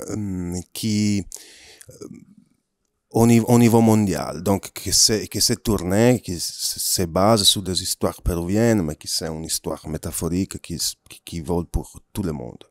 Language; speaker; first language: French; non-native, fluent; Italian